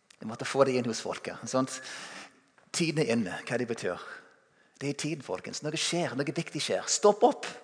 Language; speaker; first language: Norwegian; non-native, fluent; English